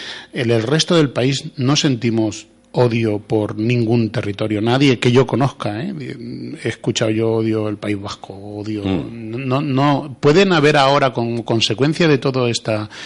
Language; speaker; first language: Spanish; native; Spanish